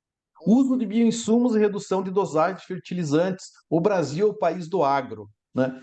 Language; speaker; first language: Portuguese; native; Portuguese